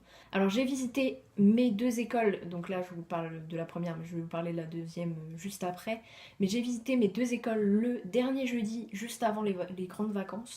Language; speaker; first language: French; native; French